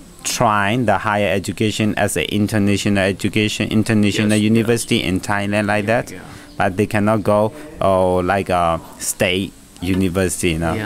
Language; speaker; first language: English; non-native, learner; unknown